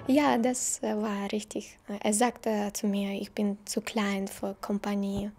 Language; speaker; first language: German; non-native, learner; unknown